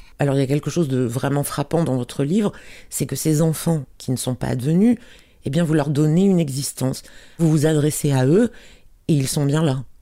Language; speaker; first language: French; native; French